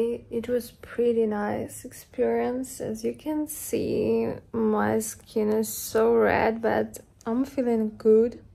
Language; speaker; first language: English; non-native, learner; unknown